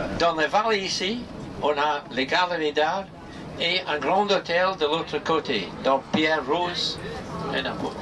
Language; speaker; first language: French; non-native, learner; English